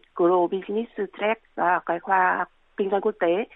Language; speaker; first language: Vietnamese; native; Vietnamese